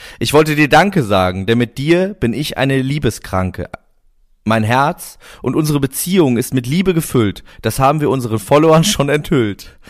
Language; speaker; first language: German; native; German